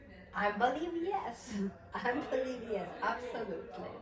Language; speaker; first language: English; non-native, learner; Russian